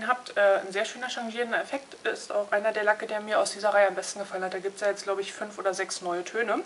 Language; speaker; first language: German; native; German